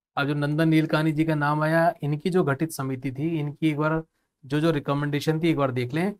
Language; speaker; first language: Hindi; native; Hindi